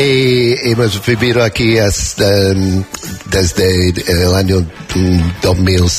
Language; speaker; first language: Spanish; non-native, learner; English